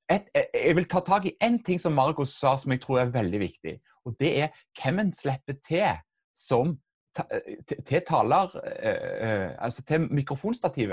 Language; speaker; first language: Norwegian; native; Norwegian